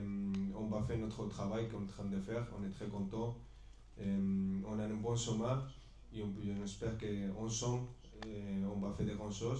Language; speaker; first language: French; non-native, fluent; Spanish